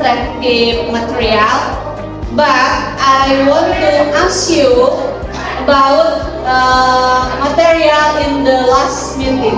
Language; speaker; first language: English; non-native, learner; Indonesian